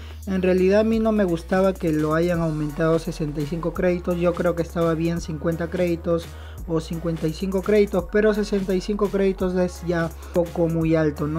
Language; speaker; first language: Spanish; native; Spanish